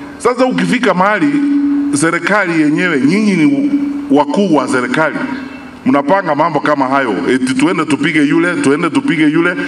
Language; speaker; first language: Swahili; non-native, local second language; Gusii